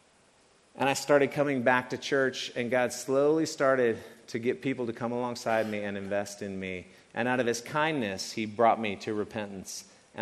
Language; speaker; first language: English; native; English